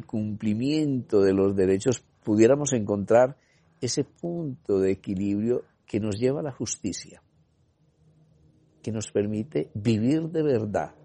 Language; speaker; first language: Spanish; native; Spanish